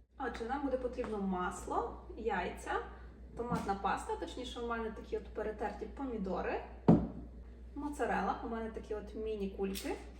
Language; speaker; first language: Ukrainian; native; Ukrainian